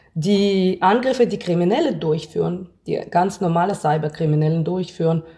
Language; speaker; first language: German; non-native, fluent; Hebrew